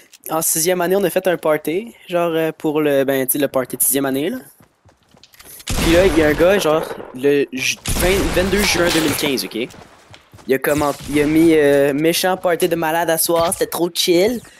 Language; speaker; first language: French; native; French